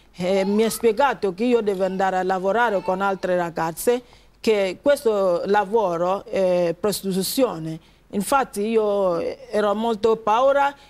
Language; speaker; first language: Italian; non-native, fluent; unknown